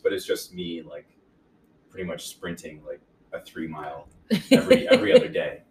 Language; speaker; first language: English; native; English